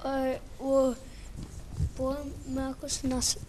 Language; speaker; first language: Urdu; early bilingual, heritage; Urdu